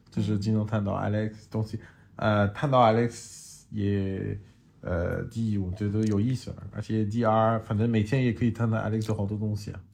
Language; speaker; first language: Chinese; non-native, fluent; French